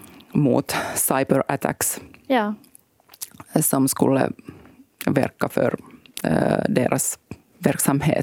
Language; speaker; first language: Swedish; non-native, local second language; Finnish